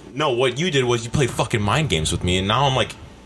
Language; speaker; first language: English; native; English